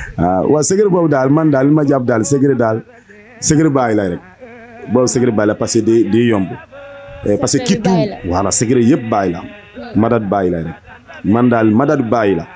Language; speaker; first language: Wolof; non-native, fluent; Bambara